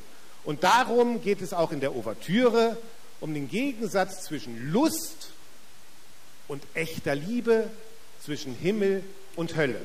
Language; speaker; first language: German; native; German